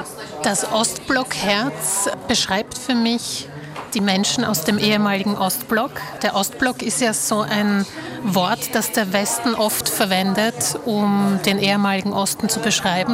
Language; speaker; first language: German; early bilingual, other home language; Slovak